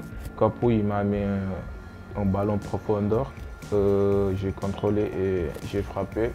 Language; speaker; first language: French; non-native, local second language; Wolof